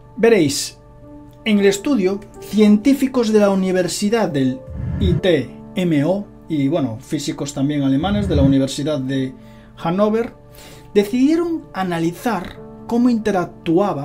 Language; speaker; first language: Spanish; native; Spanish